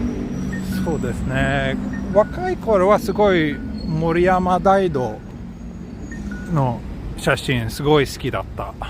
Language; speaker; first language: Japanese; non-native, fluent; Swedish